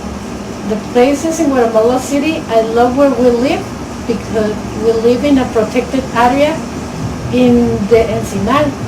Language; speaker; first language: English; non-native, learner; Spanish